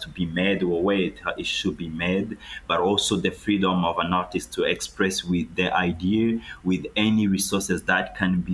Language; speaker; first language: English; non-native, local second language; Kinyarwanda